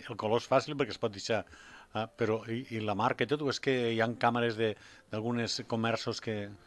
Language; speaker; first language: Catalan; native; Catalan